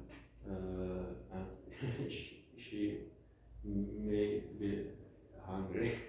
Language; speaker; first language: English; non-native, learner; Turkish